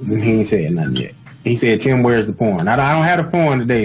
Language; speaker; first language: English; native; English